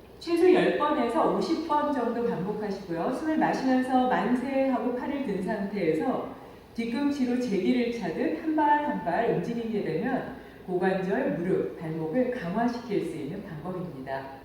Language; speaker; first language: Korean; native; Korean